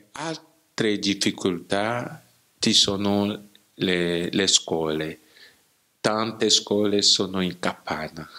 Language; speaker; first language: Italian; non-native, learner; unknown